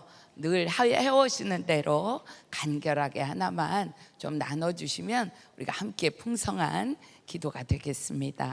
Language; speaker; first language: Korean; native; Korean